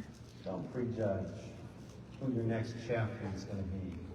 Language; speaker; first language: English; native; English